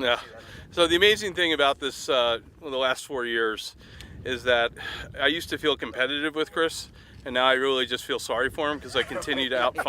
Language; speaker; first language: English; native; English